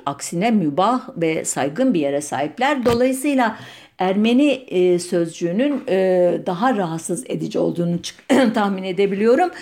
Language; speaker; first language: Turkish; native; Turkish